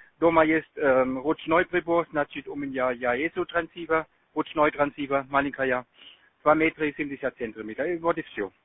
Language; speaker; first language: Russian; non-native, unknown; German